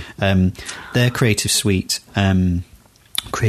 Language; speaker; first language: English; native; English